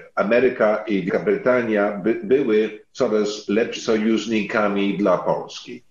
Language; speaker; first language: Polish; non-native, learner; English